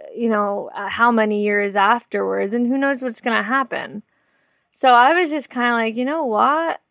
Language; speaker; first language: English; native; English